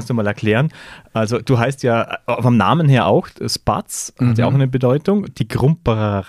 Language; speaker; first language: German; native; German